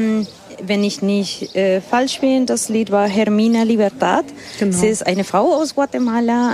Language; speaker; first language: German; non-native, fluent; Spanish